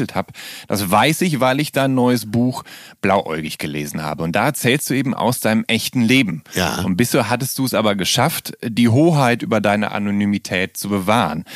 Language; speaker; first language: German; native; German